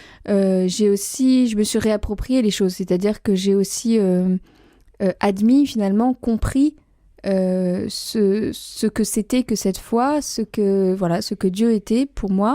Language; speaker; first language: French; native; French